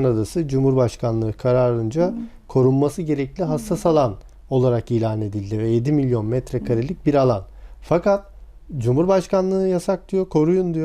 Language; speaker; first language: Turkish; native; Turkish